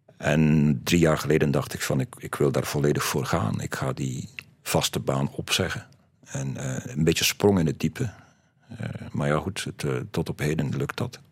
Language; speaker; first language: Dutch; native; Dutch